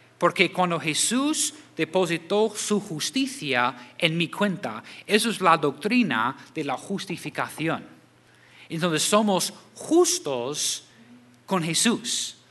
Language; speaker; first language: Spanish; non-native, fluent; English